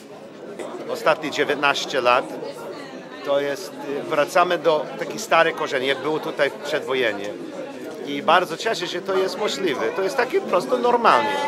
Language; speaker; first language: Polish; non-native, learner; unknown